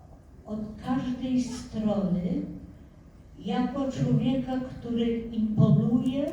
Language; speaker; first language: Polish; non-native, fluent; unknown